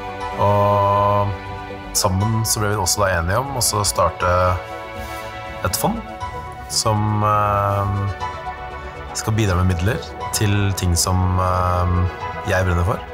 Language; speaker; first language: Norwegian; native; Norwegian